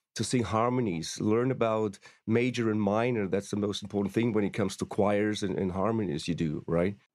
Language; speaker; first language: English; non-native, fluent; German